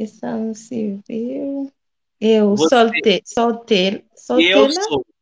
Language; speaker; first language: Portuguese; non-native, learner; Haitian Creole